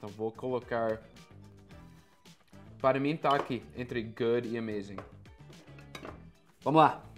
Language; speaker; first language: Portuguese; non-native, fluent; English